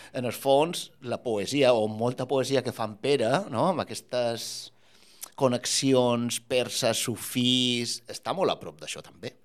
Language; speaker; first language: Catalan; native; Catalan